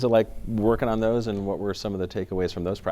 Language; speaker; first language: English; native; English